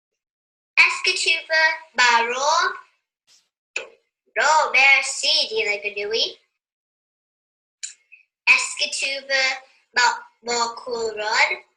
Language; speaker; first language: French; non-native, learner; English